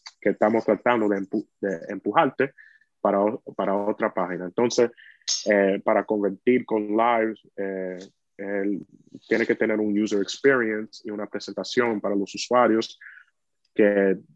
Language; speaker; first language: Spanish; early bilingual, heritage; Spanish